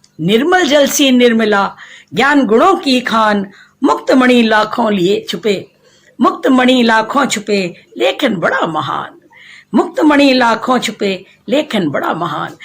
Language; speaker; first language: Hindi; native; Hindi